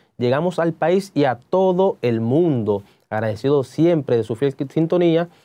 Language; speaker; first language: Spanish; native; Spanish